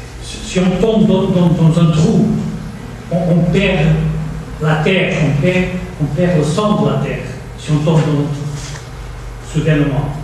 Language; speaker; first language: French; non-native, fluent; Portuguese